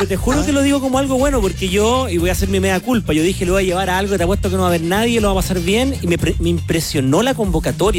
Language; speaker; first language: Spanish; native; Spanish